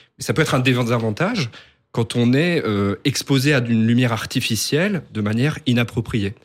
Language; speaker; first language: French; native; French